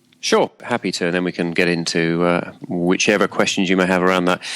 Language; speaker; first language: English; native; English